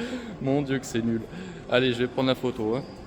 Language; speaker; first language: French; native; French